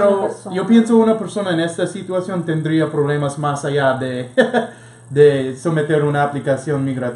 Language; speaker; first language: Spanish; non-native, fluent; English